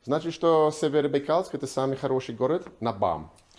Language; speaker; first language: Russian; non-native, learner; English